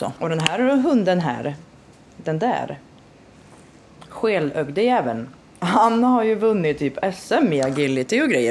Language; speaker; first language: Swedish; native; Swedish